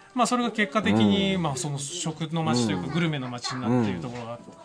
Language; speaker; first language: Japanese; native; Japanese